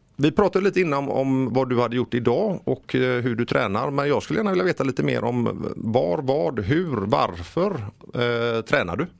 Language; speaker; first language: Swedish; native; Swedish